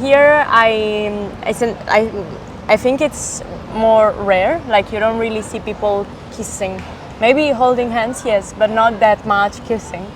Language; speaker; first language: English; non-native, fluent; Italian